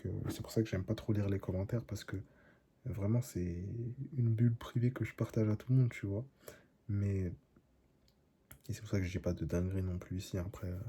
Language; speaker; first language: French; native; French